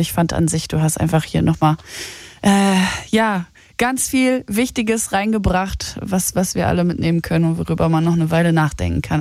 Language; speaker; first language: German; native; German